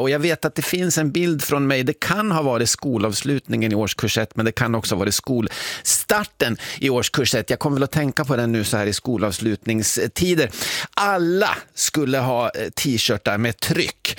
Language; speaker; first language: Swedish; native; Swedish